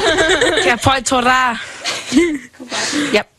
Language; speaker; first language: Māori; non-native, learner; English